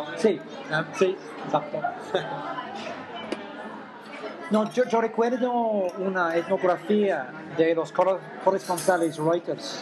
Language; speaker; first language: Spanish; non-native, fluent; English